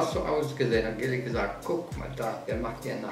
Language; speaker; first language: German; non-native, fluent; Slovenian